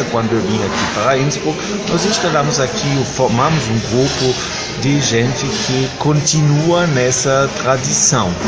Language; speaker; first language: Portuguese; non-native, fluent; German